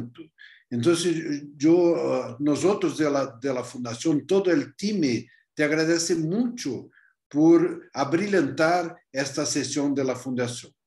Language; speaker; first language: Spanish; non-native, fluent; Portuguese